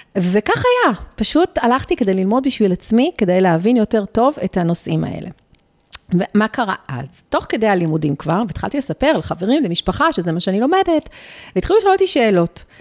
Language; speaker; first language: Hebrew; early bilingual, other home language; Spanish